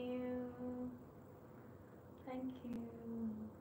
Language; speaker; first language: English; non-native, learner; Vietnamese